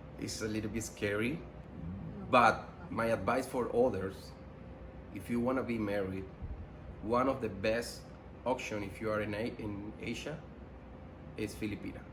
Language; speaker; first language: English; non-native, learner; Spanish